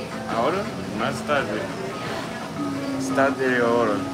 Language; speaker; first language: Spanish; non-native, learner; English